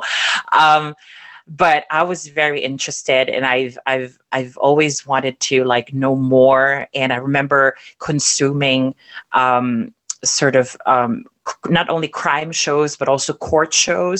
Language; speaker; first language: English; non-native, local second language; German